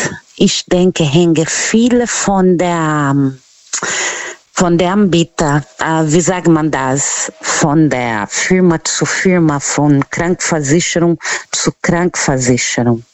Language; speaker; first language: German; non-native, learner; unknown